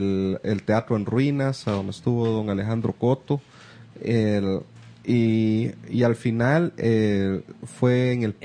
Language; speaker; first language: Spanish; native; Spanish